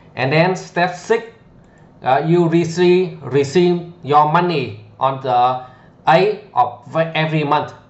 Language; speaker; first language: English; non-native, learner; Vietnamese